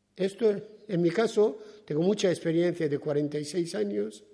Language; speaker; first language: Spanish; non-native, fluent; Persian